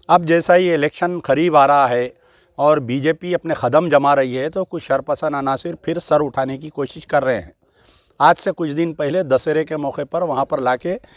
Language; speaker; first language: Hindi; non-native, local second language; Urdu